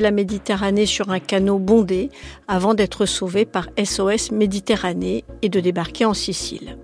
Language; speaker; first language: French; native; French